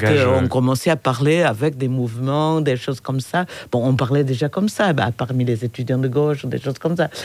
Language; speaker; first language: French; non-native, fluent; Portuguese